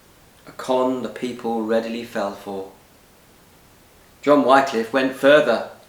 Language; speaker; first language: English; native; English